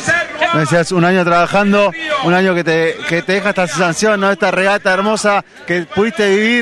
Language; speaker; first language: Spanish; native; Spanish